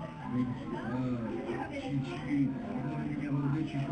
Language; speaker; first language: French; non-native, learner; English